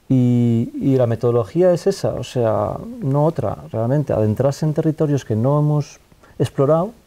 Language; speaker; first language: Spanish; native; Spanish